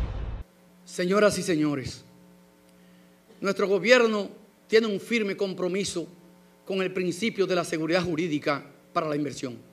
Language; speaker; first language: Spanish; native; Spanish